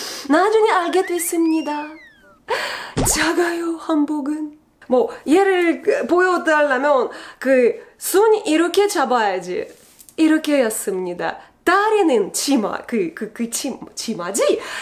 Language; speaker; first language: Korean; non-native, learner; Russian